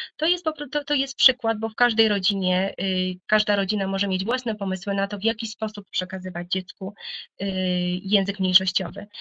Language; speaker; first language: Polish; native; Polish